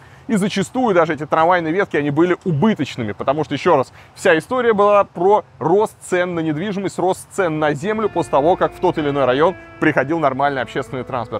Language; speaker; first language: Russian; native; Russian